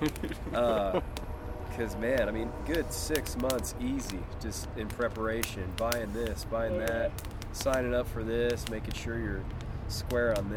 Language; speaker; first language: English; native; English